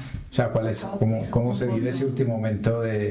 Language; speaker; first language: Spanish; native; Spanish